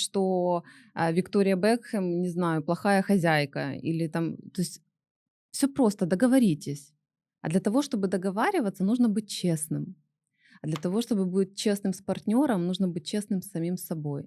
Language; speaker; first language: Russian; native; Russian